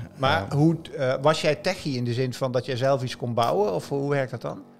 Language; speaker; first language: Dutch; native; Dutch